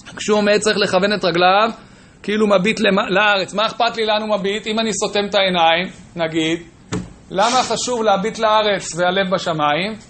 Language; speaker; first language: Hebrew; native; Hebrew